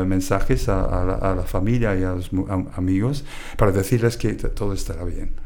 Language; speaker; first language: Spanish; non-native, fluent; English